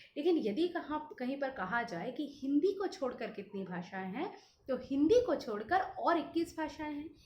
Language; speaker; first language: Hindi; non-native, local second language; Bangla